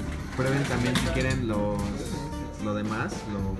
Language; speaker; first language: Spanish; native; Spanish